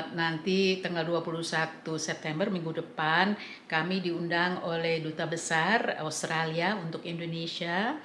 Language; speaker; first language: Indonesian; early bilingual, heritage; English